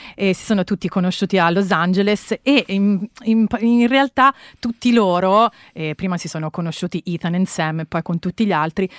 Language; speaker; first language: Italian; native; Italian